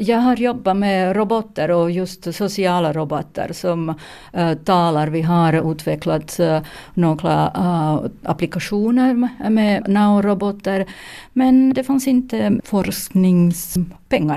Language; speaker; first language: Swedish; non-native, learner; Finnish